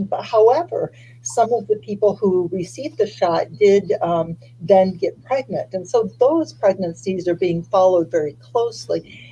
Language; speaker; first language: English; early bilingual, other home language; Spanish